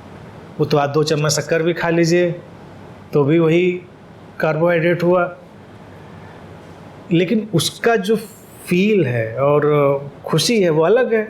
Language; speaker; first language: Hindi; native; Hindi